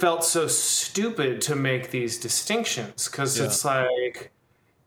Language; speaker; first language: English; native; English